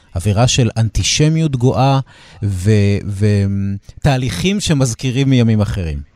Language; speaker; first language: Hebrew; native; Hebrew